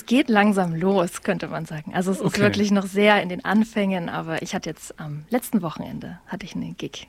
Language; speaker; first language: German; native; German